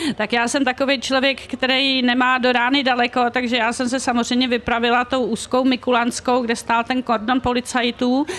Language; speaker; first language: Czech; native; Czech